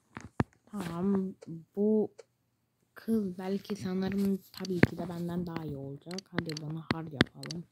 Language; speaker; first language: Turkish; early bilingual, heritage; Turkish